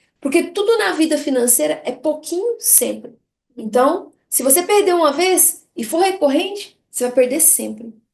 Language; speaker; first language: Portuguese; native; Portuguese